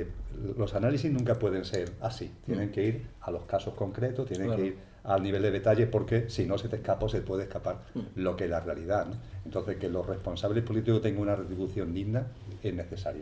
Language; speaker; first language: Spanish; native; Spanish